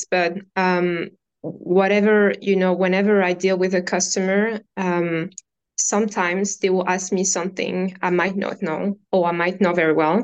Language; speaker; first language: English; non-native, fluent; French